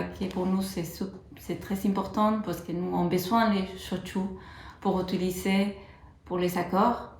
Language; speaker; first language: French; non-native, fluent; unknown